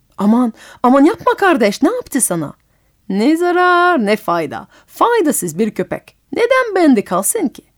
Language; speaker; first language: Turkish; non-native, fluent; French